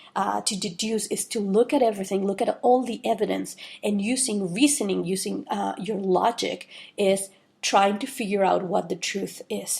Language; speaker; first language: English; non-native, fluent; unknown